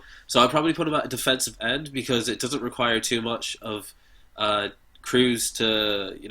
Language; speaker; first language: English; native; English